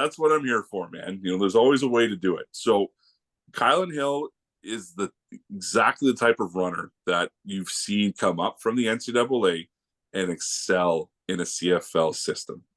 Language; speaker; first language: English; native; English